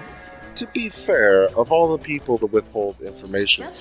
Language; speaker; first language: English; native; English